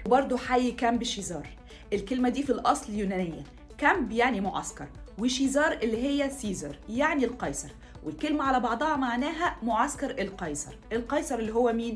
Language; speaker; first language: Arabic; native; Arabic